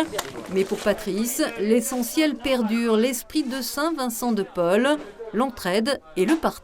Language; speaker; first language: French; native; French